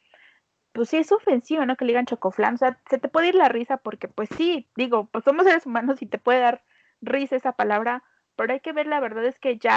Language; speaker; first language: Spanish; native; Spanish